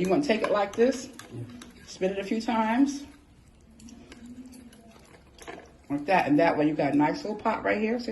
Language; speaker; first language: English; native; English